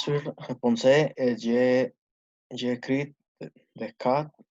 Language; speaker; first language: French; non-native, learner; Spanish